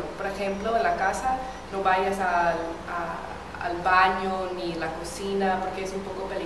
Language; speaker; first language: Spanish; non-native, fluent; English